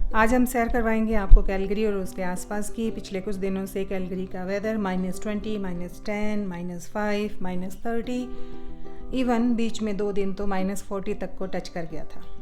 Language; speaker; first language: Hindi; native; Hindi